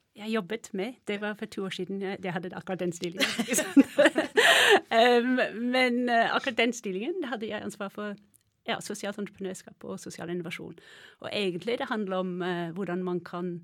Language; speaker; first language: Norwegian; non-native, fluent; English